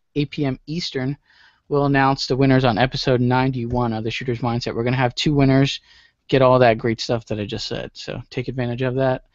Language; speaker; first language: English; native; English